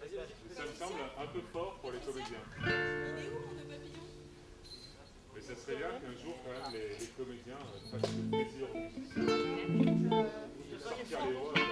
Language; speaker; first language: French; native; French